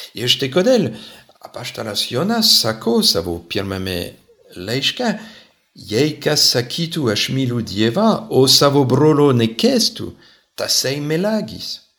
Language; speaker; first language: Lithuanian; non-native, fluent; French